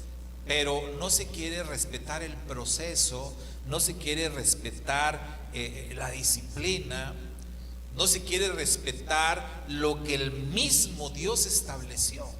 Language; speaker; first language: Spanish; native; Spanish